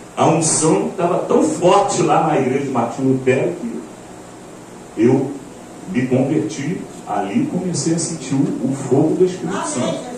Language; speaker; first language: Portuguese; native; Portuguese